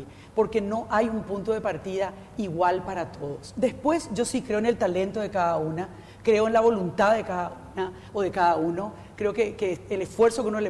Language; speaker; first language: Spanish; native; Spanish